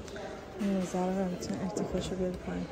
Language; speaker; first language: Persian; native; Persian